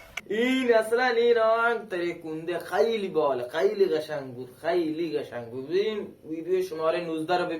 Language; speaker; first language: Persian; non-native, local second language; Baluchi